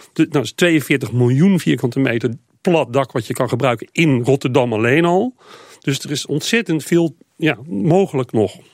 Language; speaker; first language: Dutch; native; Dutch